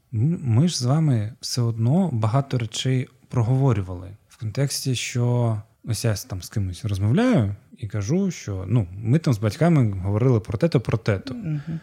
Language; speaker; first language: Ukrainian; non-native, local second language; Russian